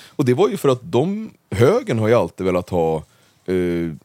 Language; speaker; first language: Swedish; native; Swedish